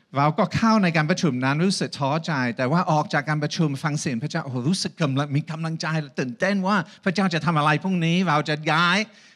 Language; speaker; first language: Thai; non-native, fluent; English